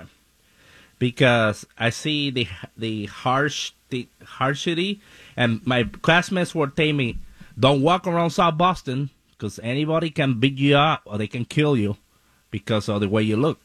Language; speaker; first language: English; non-native, fluent; Spanish